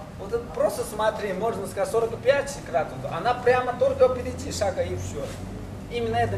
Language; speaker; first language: Russian; non-native, learner; Chinese